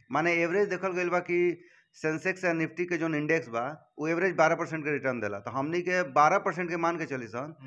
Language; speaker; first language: Hindi; native; Hindi